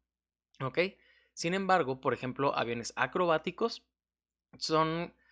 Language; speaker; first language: Spanish; native; Spanish